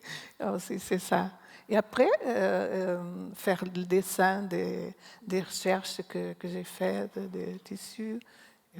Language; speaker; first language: French; non-native, learner; Portuguese